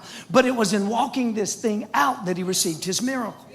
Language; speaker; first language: English; native; English